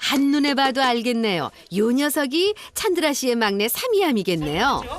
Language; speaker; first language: Korean; native; Korean